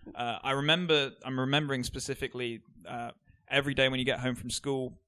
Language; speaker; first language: English; native; English